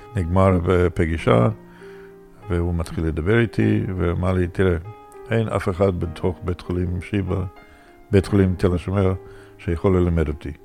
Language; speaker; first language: Hebrew; non-native, fluent; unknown